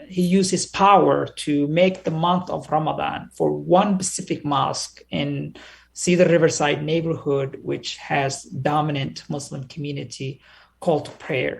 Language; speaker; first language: English; early bilingual, other home language; Somali